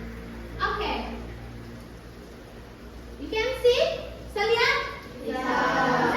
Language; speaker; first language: English; non-native, learner; Indonesian